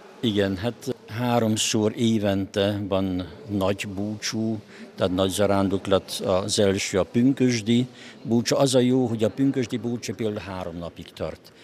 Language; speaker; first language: Hungarian; non-native, local second language; German